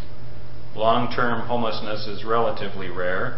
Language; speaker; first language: English; native; English